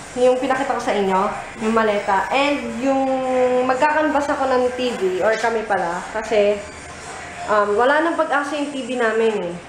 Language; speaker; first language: Filipino; early bilingual, heritage; Filipino